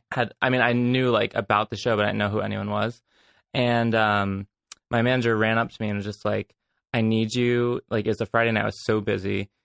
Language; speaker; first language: English; native; English